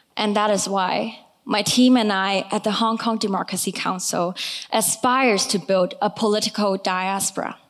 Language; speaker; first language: English; non-native, local second language; Cantonese